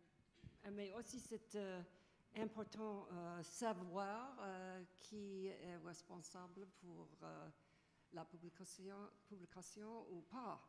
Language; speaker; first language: French; non-native, fluent; English